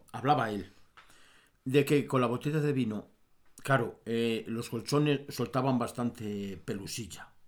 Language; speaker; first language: Spanish; native; Spanish